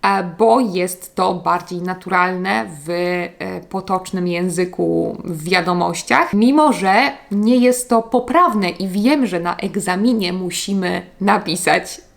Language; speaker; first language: Polish; native; Polish